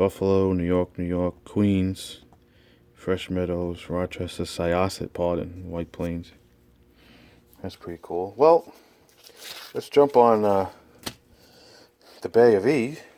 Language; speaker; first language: English; native; English